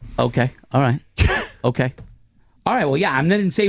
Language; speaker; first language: English; native; English